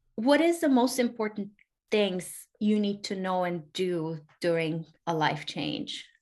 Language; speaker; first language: English; non-native, fluent; Turkish